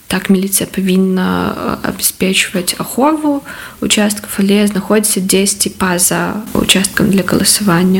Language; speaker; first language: Belarusian; native; Belarusian